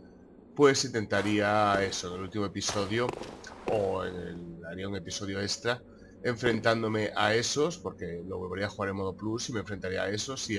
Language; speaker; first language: Spanish; native; Spanish